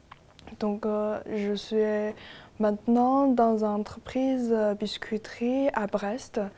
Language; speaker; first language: French; non-native, learner; Chinese